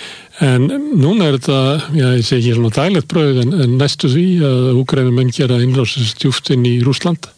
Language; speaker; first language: Icelandic; native; Icelandic